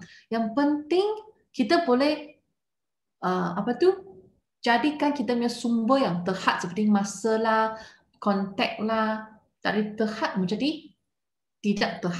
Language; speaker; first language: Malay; non-native, local second language; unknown